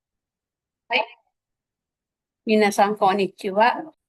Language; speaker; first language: Japanese; non-native, fluent; Filipino